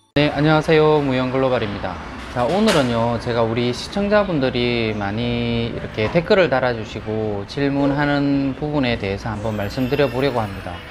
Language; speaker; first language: Korean; native; Korean